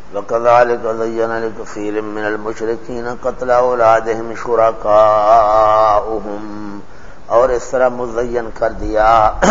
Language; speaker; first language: Urdu; non-native, local second language; Saraiki